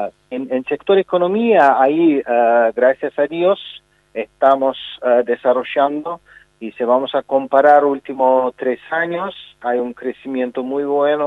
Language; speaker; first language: Spanish; non-native, fluent; Azerbaijani